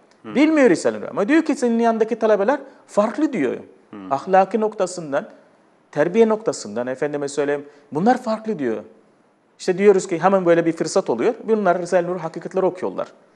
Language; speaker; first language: Turkish; non-native, fluent; Arabic